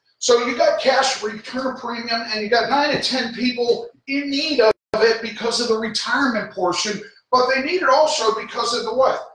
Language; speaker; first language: English; native; English